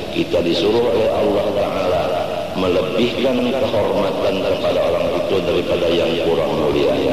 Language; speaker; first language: Malay; non-native, local second language; Banjar